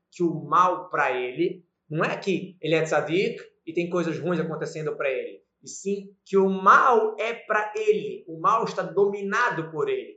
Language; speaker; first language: Portuguese; native; Portuguese